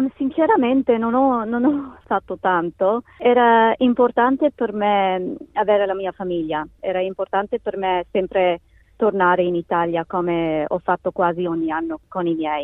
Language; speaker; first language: Italian; native; Italian